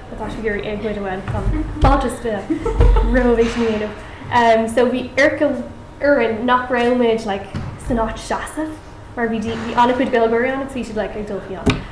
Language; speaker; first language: Irish; non-native, local second language; English